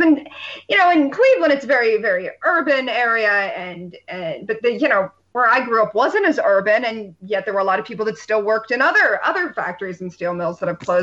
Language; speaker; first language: English; native; English